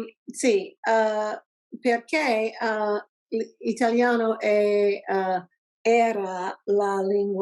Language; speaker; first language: Italian; non-native, learner; English